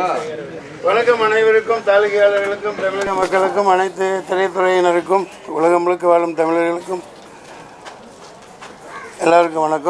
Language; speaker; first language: Tamil; native; Tamil